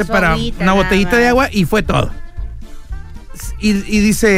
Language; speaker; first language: Spanish; native; Spanish